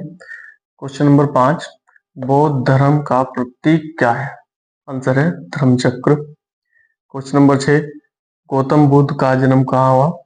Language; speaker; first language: Hindi; native; Hindi